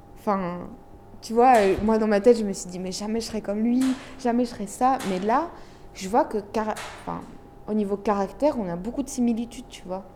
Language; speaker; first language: French; early bilingual, other home language; Arabic